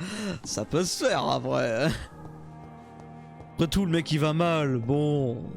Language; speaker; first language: French; native; French